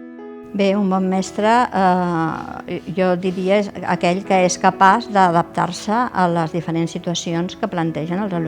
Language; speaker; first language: Catalan; native; Catalan